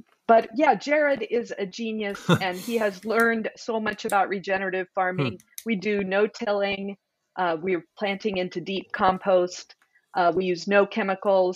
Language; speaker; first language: English; native; English